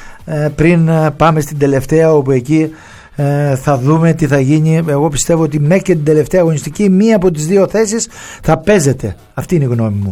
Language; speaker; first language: Greek; native; Greek